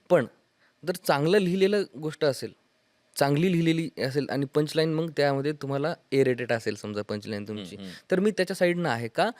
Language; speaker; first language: Marathi; native; Marathi